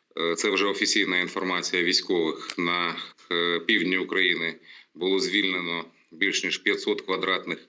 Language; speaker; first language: Ukrainian; non-native, local second language; Russian